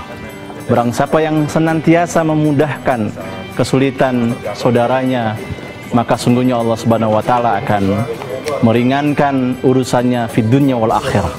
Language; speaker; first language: Indonesian; native; Indonesian